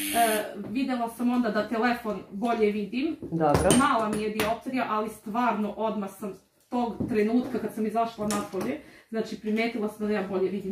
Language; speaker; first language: Serbian; native; Serbian